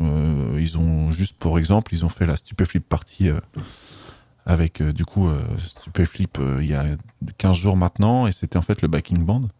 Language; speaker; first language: French; native; French